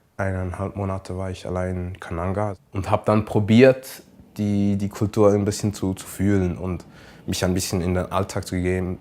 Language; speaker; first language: German; native; German